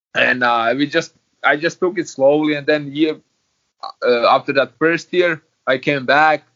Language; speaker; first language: English; non-native, fluent; Croatian